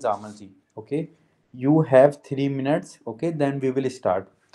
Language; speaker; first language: English; non-native, local second language; Hindi